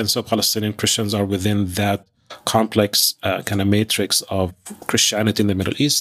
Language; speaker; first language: English; non-native, fluent; Arabic